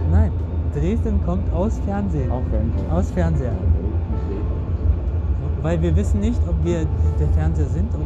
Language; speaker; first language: German; non-native, fluent; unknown